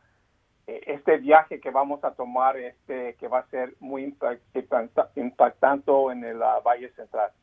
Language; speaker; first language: Spanish; early bilingual, heritage; Spanish